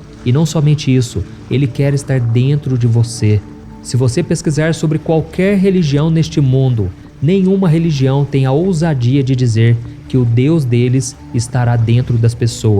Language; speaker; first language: Portuguese; native; Portuguese